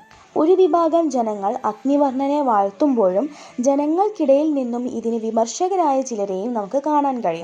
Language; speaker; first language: Malayalam; native; Malayalam